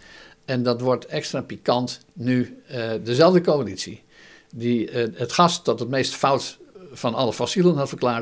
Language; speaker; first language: Dutch; native; Dutch